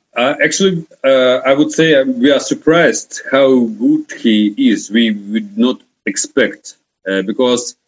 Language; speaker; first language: English; non-native, fluent; Ukrainian